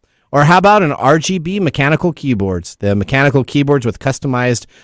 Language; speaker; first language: English; native; English